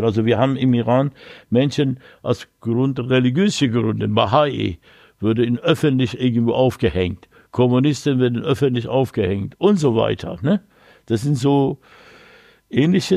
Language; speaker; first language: German; non-native, learner; Persian